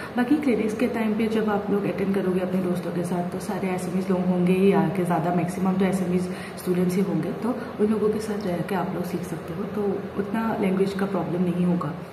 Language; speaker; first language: Hindi; non-native, local second language; Assamese